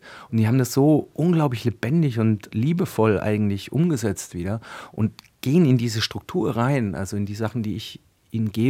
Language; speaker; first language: German; native; German